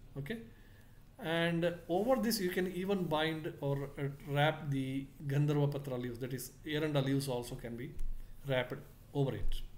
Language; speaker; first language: English; non-native, local second language; Kannada